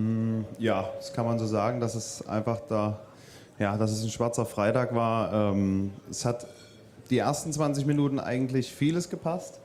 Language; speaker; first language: German; native; German